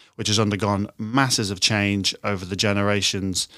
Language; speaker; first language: English; native; English